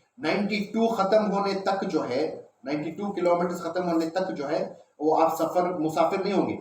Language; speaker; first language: Urdu; native; Urdu